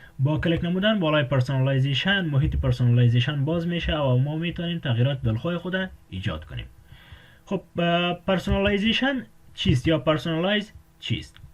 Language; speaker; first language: Persian; native; Persian